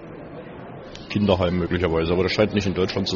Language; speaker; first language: German; native; German